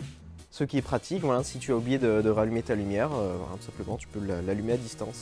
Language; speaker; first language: French; native; French